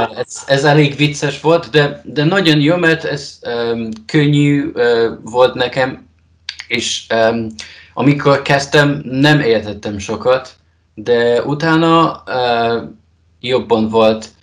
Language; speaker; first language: Hungarian; non-native, learner; Polish